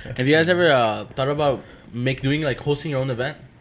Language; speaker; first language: English; early bilingual, other home language; Spanish